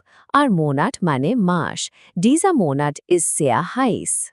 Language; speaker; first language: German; non-native, fluent; Bangla